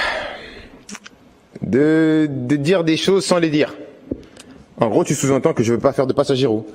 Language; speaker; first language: French; native; French